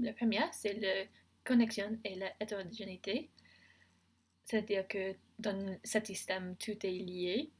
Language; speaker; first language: French; non-native, learner; English